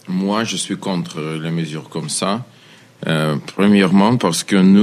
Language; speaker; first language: French; non-native, learner; Ukrainian